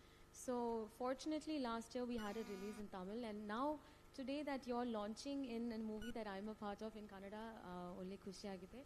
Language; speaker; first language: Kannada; non-native, learner; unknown